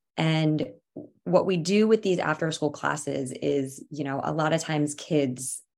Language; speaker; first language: English; native; English